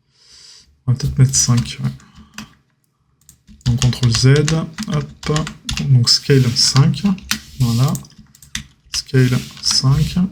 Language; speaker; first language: French; native; French